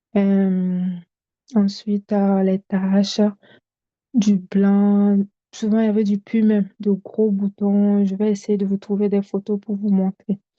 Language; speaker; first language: French; non-native, local second language; Bambara